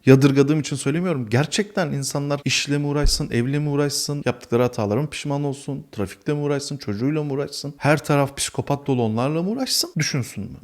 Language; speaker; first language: Turkish; native; Turkish